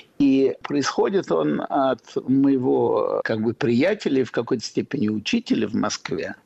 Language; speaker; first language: Russian; native; Russian